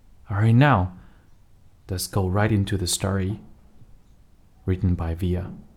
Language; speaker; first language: English; non-native, fluent; Chinese